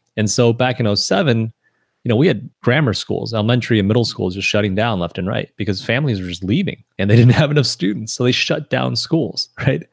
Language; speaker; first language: English; early bilingual, other home language; Chinese